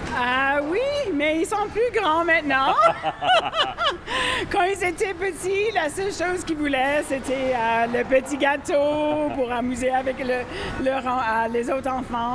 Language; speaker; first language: French; non-native, fluent; English